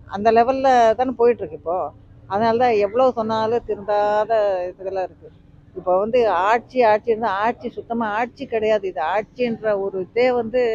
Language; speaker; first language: Tamil; native; Tamil